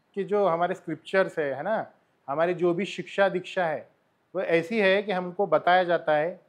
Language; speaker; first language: Hindi; non-native, local second language; Marathi